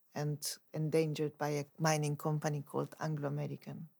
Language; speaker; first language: English; non-native, fluent; Spanish